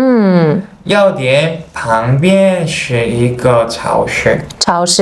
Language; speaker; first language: Chinese; non-native, learner; Korean